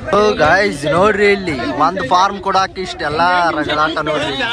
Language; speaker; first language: Kannada; native; Kannada